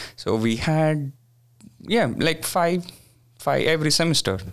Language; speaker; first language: English; non-native, local second language; Kannada